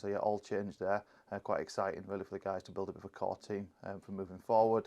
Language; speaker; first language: English; native; English